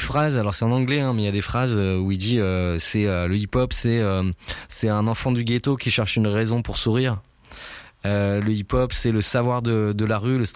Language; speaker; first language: French; native; French